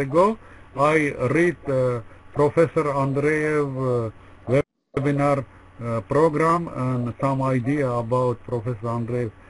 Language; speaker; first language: English; non-native, learner; Russian